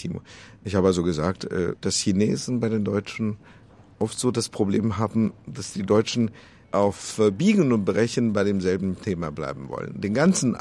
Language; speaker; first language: German; non-native, fluent; Chinese